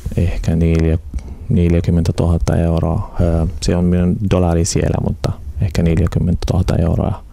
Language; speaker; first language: Finnish; non-native, learner; Arabic